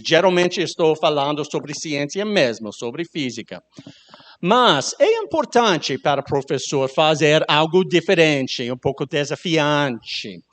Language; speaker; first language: Portuguese; non-native, learner; English